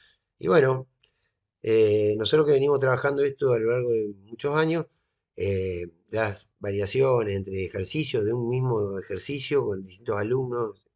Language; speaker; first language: Spanish; native; Spanish